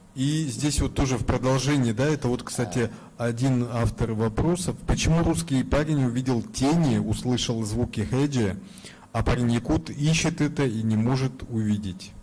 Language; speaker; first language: Russian; native; Russian